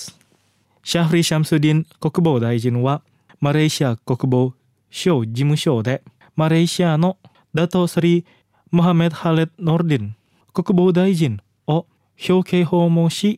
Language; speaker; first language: Japanese; non-native, fluent; Indonesian